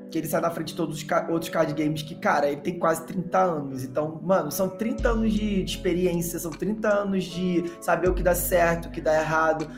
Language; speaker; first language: Portuguese; native; Portuguese